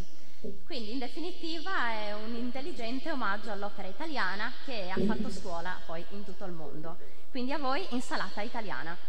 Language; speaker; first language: Italian; native; Italian